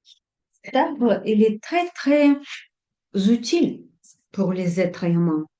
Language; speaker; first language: French; non-native, fluent; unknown